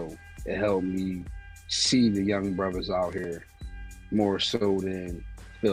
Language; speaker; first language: English; native; English